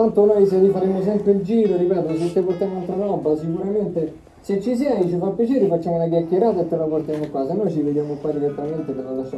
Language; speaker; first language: Italian; native; Italian